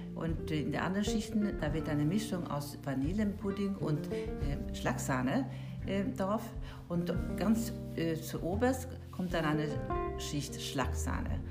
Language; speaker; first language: German; non-native, fluent; Swedish